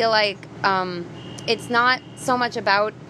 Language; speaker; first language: English; native; English